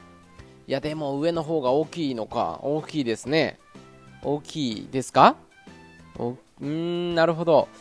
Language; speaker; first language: Japanese; native; Japanese